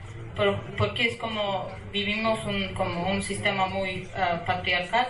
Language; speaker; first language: Spanish; non-native, learner; Kurdish